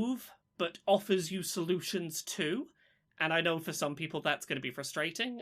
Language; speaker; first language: English; native; English